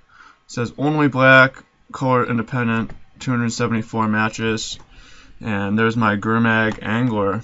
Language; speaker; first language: English; native; English